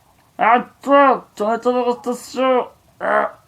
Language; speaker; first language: French; native; French